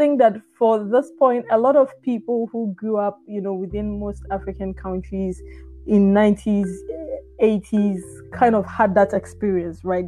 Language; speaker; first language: English; non-native, local second language; Akan